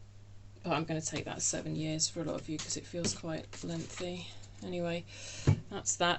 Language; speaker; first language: English; native; English